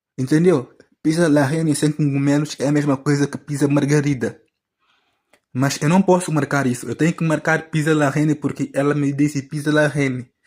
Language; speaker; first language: Portuguese; native; Portuguese